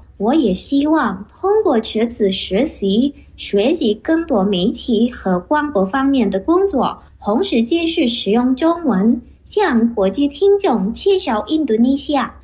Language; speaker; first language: Chinese; non-native, fluent; Indonesian